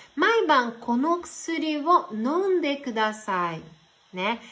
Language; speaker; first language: Portuguese; early bilingual, heritage; Japanese